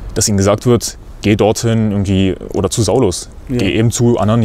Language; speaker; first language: German; native; German